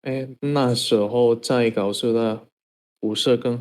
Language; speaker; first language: Chinese; non-native, learner; Indonesian